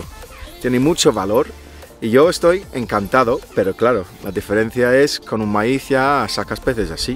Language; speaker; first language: Spanish; non-native, fluent; English